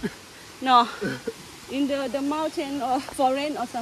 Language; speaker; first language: English; non-native, learner; Thai